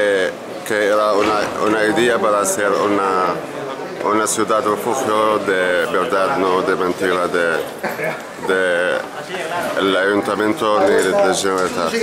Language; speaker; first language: Spanish; non-native, learner; Arabic